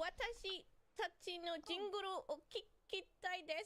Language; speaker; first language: Japanese; non-native, learner; English